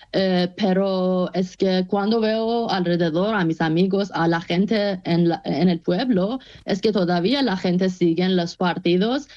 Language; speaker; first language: Spanish; non-native, fluent; Persian